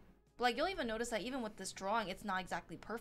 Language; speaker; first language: English; native; English